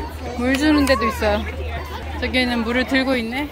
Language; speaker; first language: Korean; native; Korean